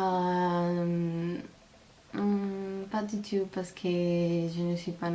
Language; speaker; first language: French; non-native, learner; Spanish